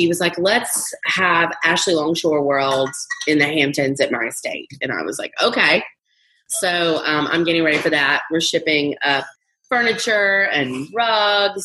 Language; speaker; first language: English; native; English